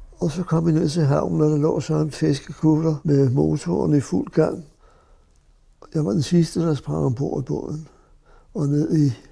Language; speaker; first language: Danish; native; Danish